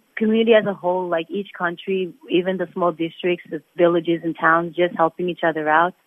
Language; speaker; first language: English; non-native, fluent; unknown